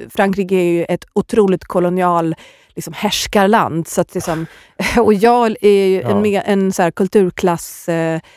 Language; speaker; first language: Swedish; native; Swedish